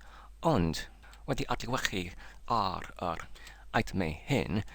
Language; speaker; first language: Welsh; non-native, learner; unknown